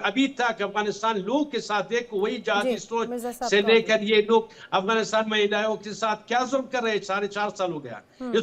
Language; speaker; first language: Hindi; non-native, fluent; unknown